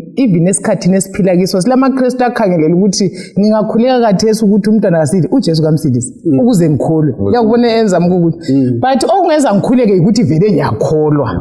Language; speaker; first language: North Ndebele; native; North Ndebele